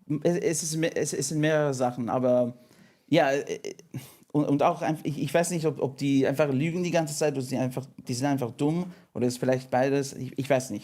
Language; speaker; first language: German; non-native, fluent; English